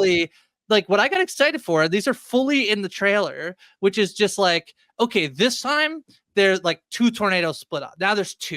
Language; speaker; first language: English; native; English